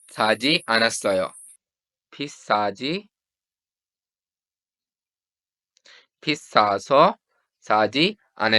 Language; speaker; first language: Korean; non-native, fluent; Urdu